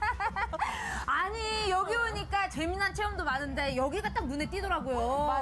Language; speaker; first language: Korean; native; Korean